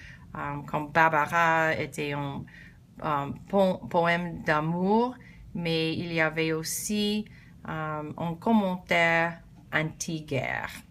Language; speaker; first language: French; non-native, learner; English